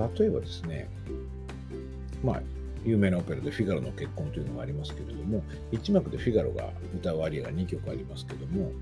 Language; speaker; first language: Japanese; native; Japanese